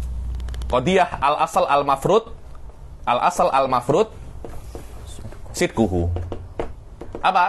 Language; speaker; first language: Arabic; non-native, fluent; Malay